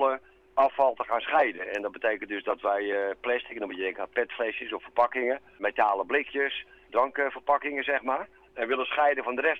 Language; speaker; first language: Dutch; native; Dutch